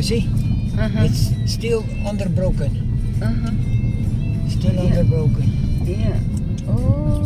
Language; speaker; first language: English; non-native, learner; Dutch